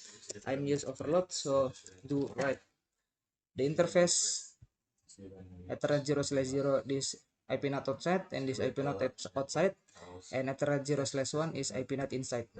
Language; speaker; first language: English; non-native, learner; Indonesian